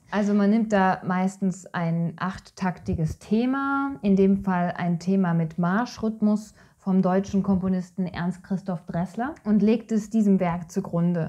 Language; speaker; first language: German; native; German